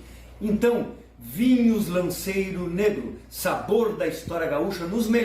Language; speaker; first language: Portuguese; native; Portuguese